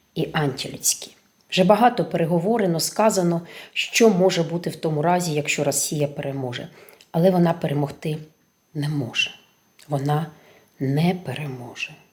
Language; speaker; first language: Ukrainian; non-native, local second language; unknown